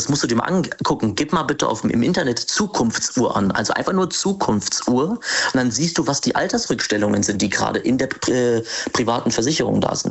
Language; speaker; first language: German; native; German